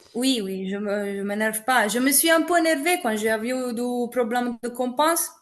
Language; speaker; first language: French; non-native, fluent; Italian